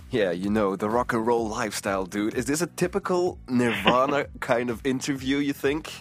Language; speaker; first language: English; non-native, fluent; Dutch